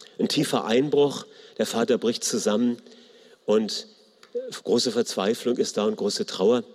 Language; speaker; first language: German; native; German